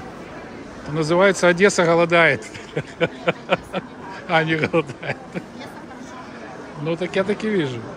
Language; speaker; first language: Russian; native; Russian